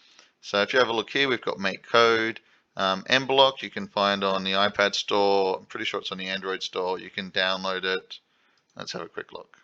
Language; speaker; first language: English; native; English